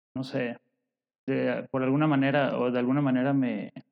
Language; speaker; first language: Spanish; native; Spanish